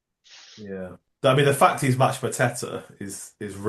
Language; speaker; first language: English; native; English